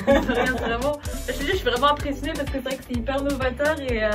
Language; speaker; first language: French; native; French